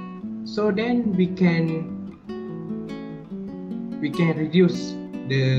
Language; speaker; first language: English; non-native, learner; Malay